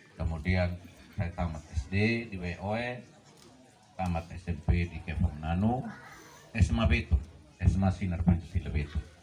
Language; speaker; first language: Indonesian; non-native, local second language; Tetum